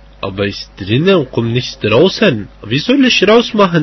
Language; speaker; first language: German; non-native, learner; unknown